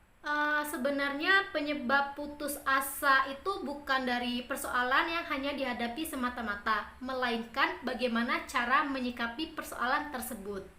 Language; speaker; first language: Indonesian; native; Indonesian